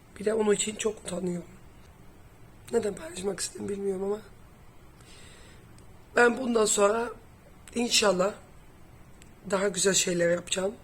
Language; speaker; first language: Turkish; non-native, fluent; Dutch